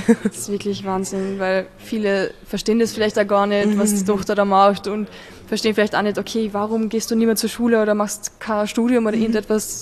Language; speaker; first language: German; native; German